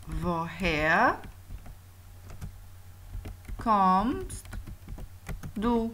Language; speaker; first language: German; non-native, fluent; Albanian